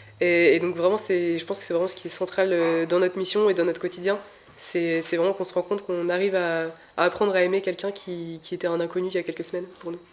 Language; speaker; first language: French; native; French